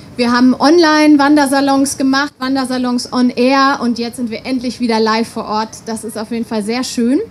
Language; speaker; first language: German; native; German